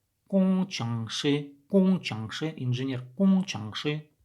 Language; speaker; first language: Chinese; non-native, learner; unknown